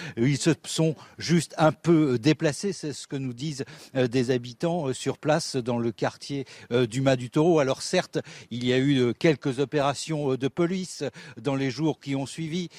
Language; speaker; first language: French; native; French